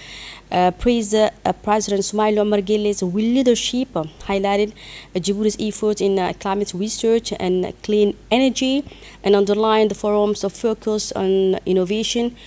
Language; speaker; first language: English; non-native, fluent; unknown